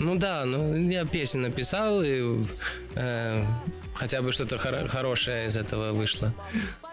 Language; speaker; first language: Russian; early bilingual, other home language; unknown